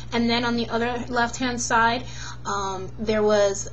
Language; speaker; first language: English; native; English